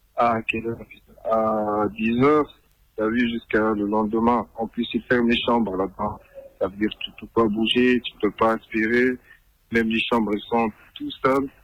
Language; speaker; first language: French; non-native, learner; Arabic